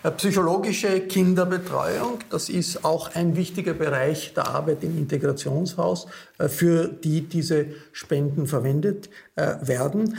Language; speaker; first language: German; native; German